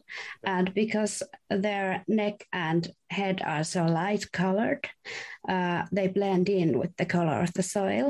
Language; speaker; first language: English; non-native, fluent; Finnish